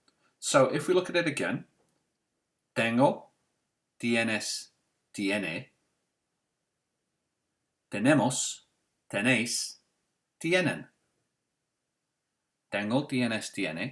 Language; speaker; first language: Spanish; non-native, fluent; English